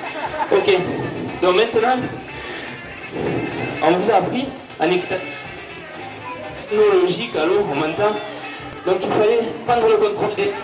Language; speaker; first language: French; native; French